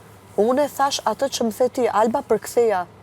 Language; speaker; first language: Albanian; native; Albanian